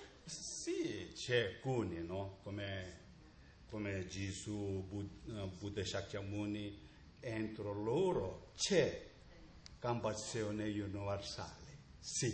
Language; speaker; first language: Italian; non-native, learner; Tibetan